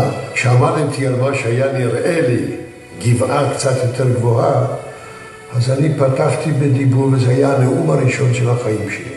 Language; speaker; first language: Hebrew; early bilingual, other home language; Yiddish